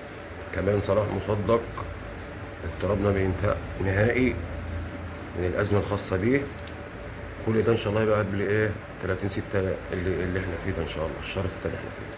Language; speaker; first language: Arabic; native; Arabic